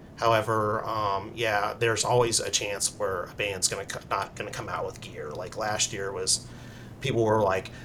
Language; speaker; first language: English; native; English